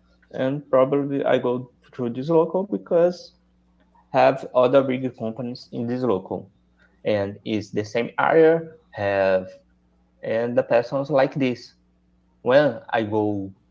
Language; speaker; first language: English; non-native, learner; Portuguese